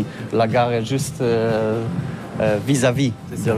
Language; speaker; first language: French; non-native, learner; Polish